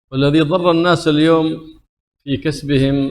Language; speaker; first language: Arabic; native; Arabic